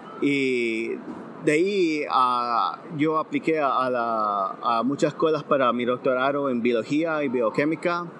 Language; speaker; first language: Spanish; early bilingual, heritage; Spanish